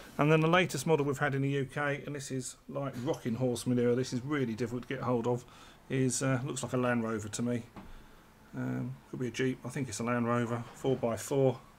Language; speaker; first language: English; native; English